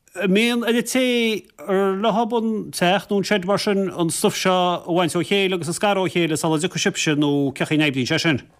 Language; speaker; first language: Irish; native; Irish